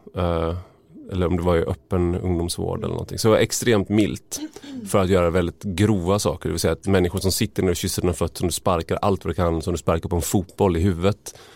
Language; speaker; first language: Swedish; native; Swedish